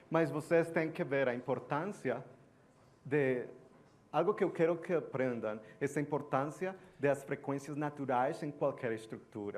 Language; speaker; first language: Portuguese; non-native, learner; Spanish